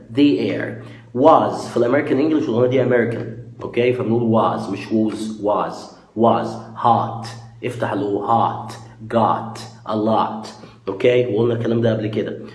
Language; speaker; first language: Arabic; native; Arabic